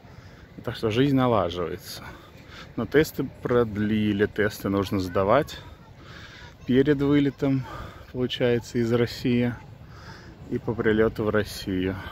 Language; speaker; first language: Russian; native; Russian